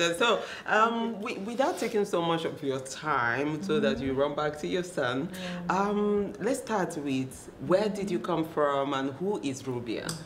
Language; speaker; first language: English; non-native, local second language; Igbo